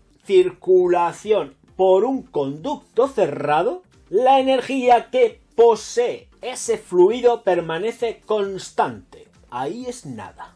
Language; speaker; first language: Spanish; native; Spanish